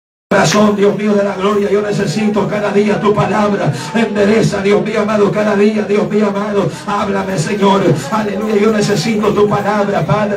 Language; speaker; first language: Spanish; native; Spanish